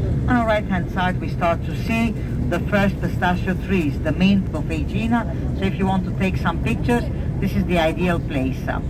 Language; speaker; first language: English; non-native, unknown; Greek